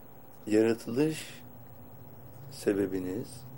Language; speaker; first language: Turkish; native; Turkish